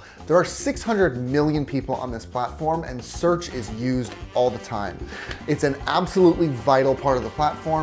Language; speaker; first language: English; native; English